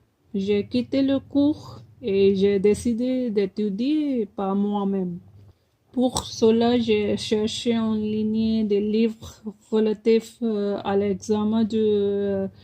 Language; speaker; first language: French; non-native, fluent; Punjabi